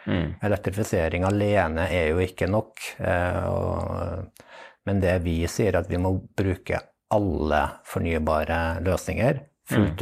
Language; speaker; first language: Norwegian; native; Norwegian